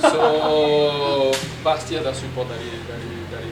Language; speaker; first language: Indonesian; non-native, fluent; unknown